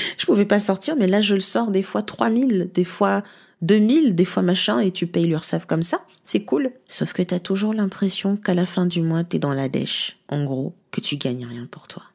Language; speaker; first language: French; non-native, local second language; Lingala